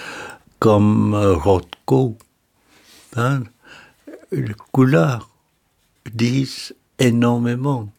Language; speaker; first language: French; non-native, fluent; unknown